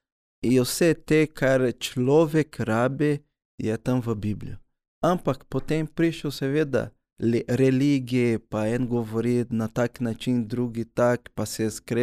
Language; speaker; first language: Slovenian; early bilingual, other home language; Portuguese